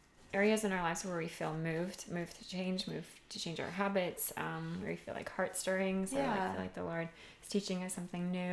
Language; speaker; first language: English; native; English